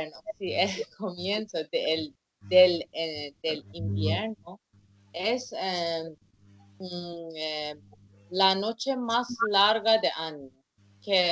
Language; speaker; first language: Spanish; non-native, fluent; Persian